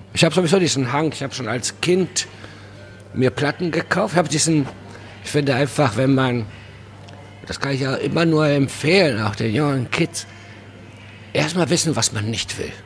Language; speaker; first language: German; early bilingual, other home language; Spanish